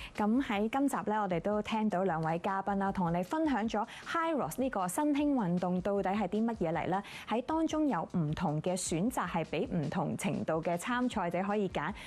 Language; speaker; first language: Cantonese; native; Cantonese